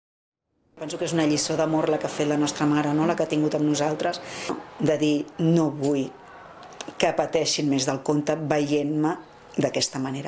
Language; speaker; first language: Catalan; native; Catalan